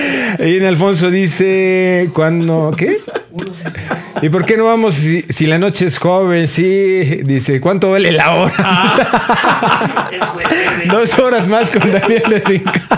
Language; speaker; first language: Spanish; native; Spanish